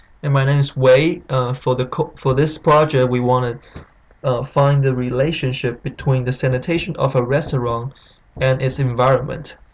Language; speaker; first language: English; non-native, fluent; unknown